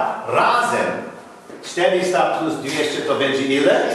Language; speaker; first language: Polish; non-native, learner; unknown